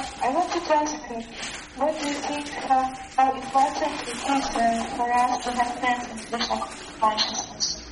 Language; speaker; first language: English; non-native, learner; Russian